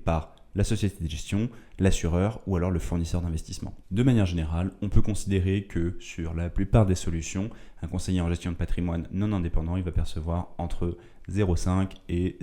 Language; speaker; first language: French; native; French